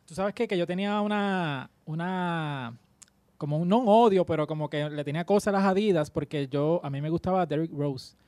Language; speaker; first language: Spanish; native; Spanish